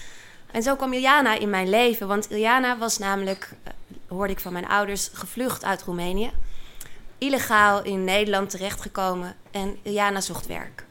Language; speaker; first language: Dutch; native; Dutch